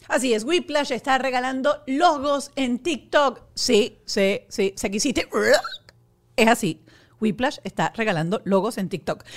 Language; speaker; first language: Spanish; native; Spanish